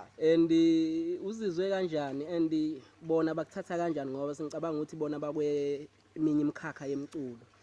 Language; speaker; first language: Zulu; native; Zulu